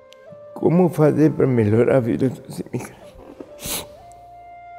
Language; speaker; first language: Portuguese; early bilingual, other home language; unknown